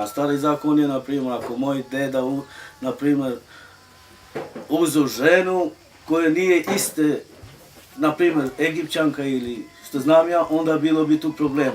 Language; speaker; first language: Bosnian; non-native, local second language; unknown